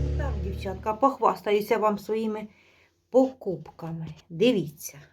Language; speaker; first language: Ukrainian; native; Ukrainian